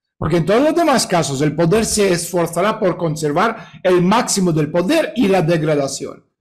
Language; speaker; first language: Spanish; non-native, fluent; Russian